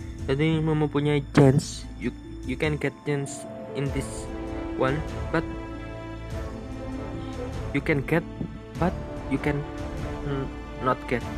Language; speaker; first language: English; non-native, learner; Indonesian